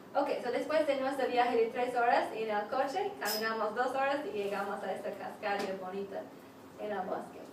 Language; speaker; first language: Spanish; non-native, fluent; English